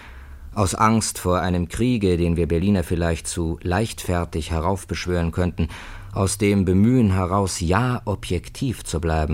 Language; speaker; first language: German; native; German